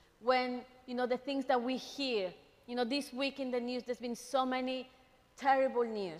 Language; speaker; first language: English; non-native, fluent; Spanish